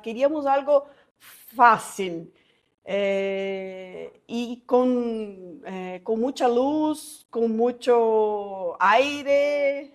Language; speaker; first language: Spanish; non-native, fluent; Portuguese